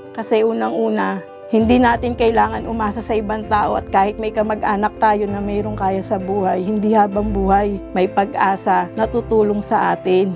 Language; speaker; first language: Filipino; native; Filipino